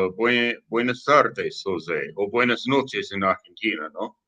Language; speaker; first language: Spanish; non-native, learner; English